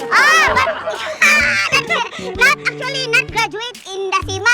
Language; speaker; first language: English; non-native, learner; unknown